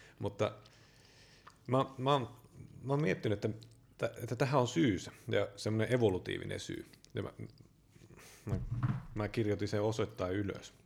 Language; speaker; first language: Finnish; native; Finnish